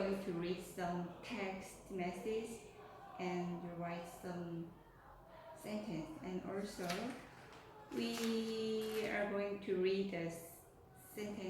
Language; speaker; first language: English; non-native, fluent; Korean